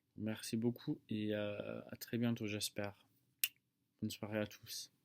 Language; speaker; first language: French; non-native, fluent; English